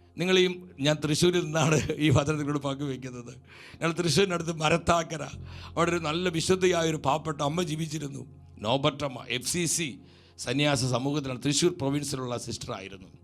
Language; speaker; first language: Malayalam; native; Malayalam